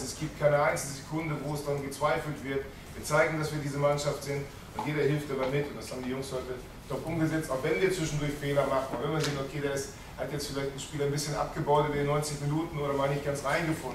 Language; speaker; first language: German; native; German